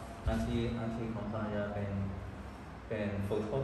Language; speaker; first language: Thai; non-native, learner; Cantonese